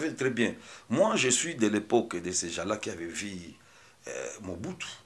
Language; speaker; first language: French; non-native, local second language; Swahili